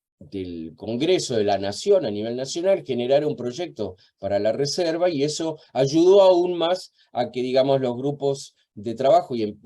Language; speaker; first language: Spanish; native; Spanish